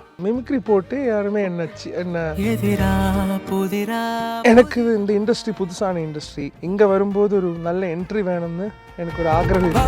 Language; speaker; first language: Tamil; non-native, learner; Malayalam